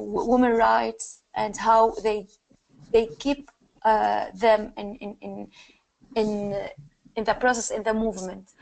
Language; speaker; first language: English; non-native, learner; Arabic